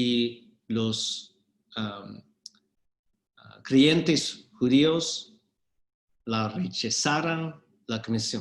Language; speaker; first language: Spanish; non-native, fluent; English